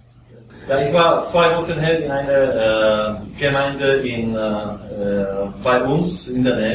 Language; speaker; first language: German; non-native, local second language; Czech